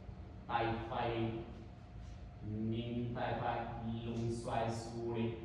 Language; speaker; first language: Vietnamese; non-native, learner; Indonesian